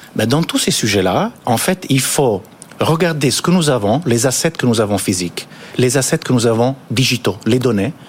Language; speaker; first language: French; non-native, fluent; Italian